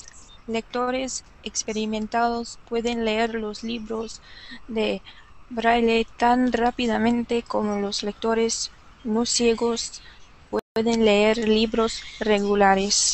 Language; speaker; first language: Spanish; non-native, learner; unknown